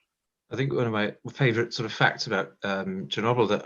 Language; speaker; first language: English; native; English